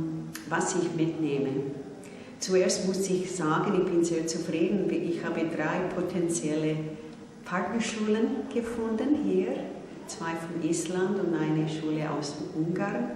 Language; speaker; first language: German; non-native, fluent; English